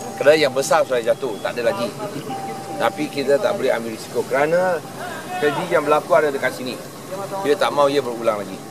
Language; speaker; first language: Malay; non-native, local second language; Min Nan Chinese